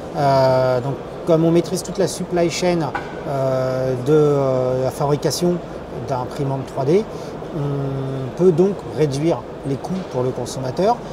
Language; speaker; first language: French; native; French